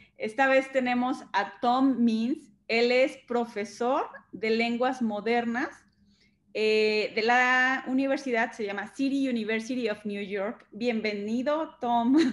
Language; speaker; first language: Spanish; native; Spanish